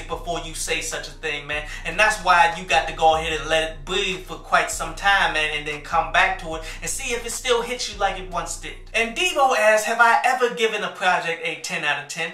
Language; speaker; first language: English; native; English